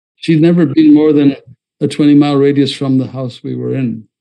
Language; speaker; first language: English; non-native, fluent; Malayalam